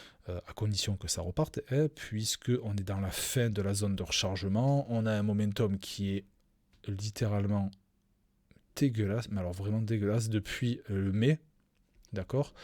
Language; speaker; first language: French; native; French